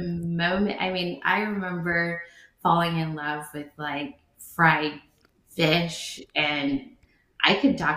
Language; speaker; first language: English; early bilingual, other home language; Vietnamese